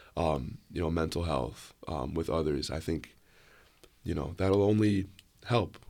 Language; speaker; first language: English; native; English